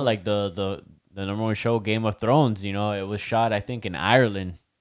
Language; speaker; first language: English; early bilingual, other home language; Spanish